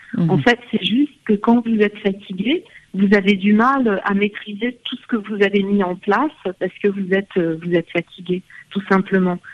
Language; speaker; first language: French; native; French